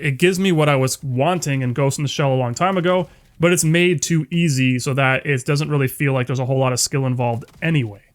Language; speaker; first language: English; native; English